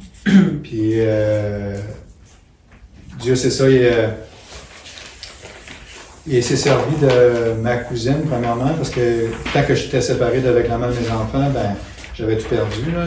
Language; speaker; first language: French; native; French